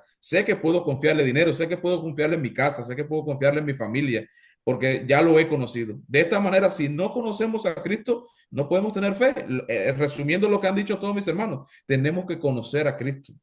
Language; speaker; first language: Spanish; native; Spanish